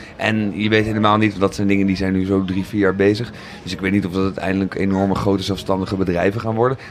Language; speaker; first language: Dutch; native; Dutch